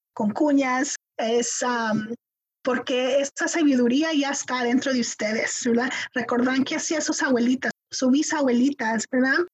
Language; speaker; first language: Spanish; early bilingual, heritage; Spanish